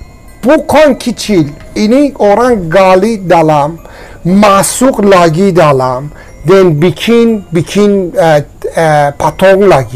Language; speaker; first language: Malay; non-native, learner; Persian